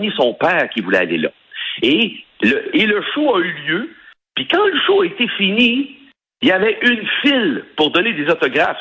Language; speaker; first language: French; native; French